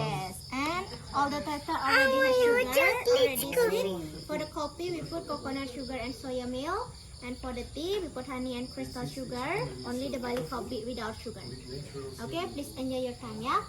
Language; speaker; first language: English; non-native, fluent; Indonesian